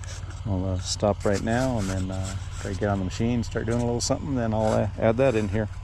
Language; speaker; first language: English; native; English